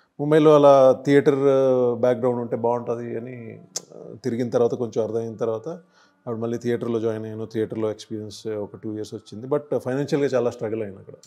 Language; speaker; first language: Telugu; non-native, local second language; Hindi